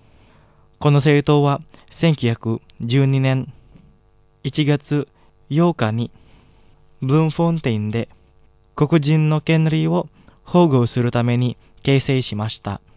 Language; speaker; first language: Japanese; non-native, fluent; Indonesian